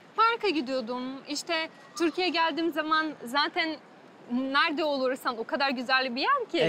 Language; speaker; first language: Turkish; non-native, fluent; Portuguese